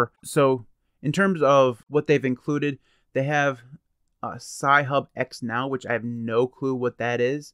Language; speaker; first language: English; native; English